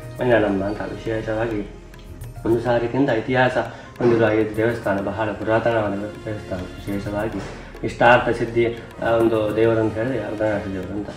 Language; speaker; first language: Kannada; non-native, local second language; Tulu